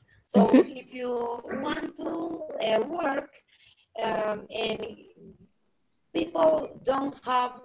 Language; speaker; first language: English; non-native, learner; Spanish